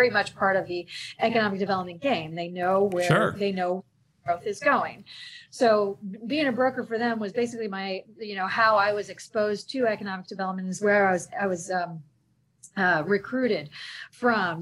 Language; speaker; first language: English; native; English